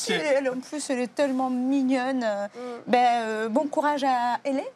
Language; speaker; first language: French; native; French